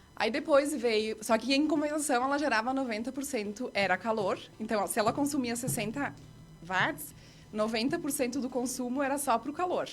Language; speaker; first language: Portuguese; native; Portuguese